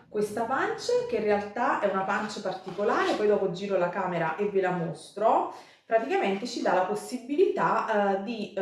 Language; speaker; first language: Italian; native; Italian